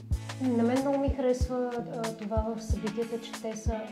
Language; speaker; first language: Bulgarian; native; Bulgarian